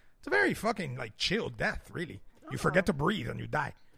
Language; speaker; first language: English; early bilingual, other home language; Spanish